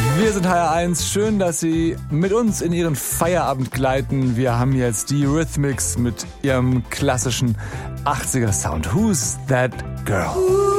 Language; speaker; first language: German; native; German